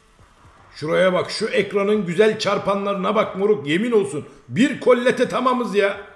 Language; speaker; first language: Turkish; native; Turkish